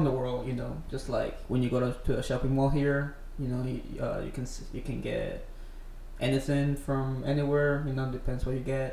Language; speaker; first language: English; non-native, fluent; Spanish